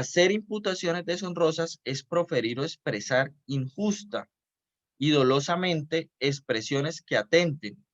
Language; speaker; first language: Spanish; native; Spanish